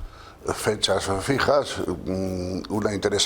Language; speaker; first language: Spanish; native; Spanish